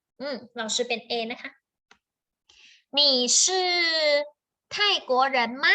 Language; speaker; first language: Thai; native; Thai